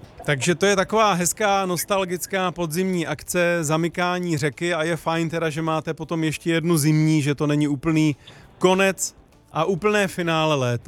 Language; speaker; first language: Czech; native; Czech